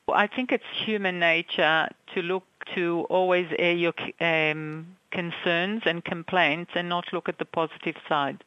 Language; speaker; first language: English; non-native, fluent; Hebrew